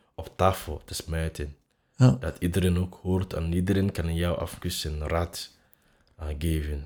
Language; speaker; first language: Dutch; non-native, fluent; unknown